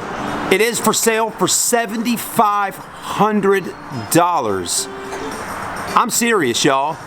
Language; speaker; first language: English; native; English